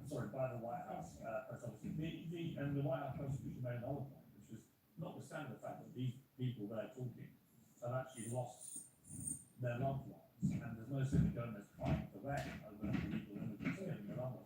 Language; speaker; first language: English; native; English